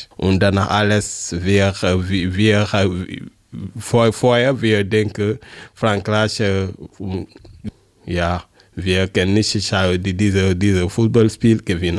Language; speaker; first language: German; non-native, learner; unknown